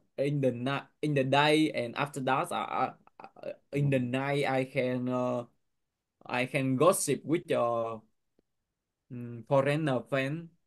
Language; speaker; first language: English; non-native, learner; Vietnamese